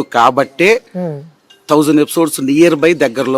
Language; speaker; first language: Telugu; native; Telugu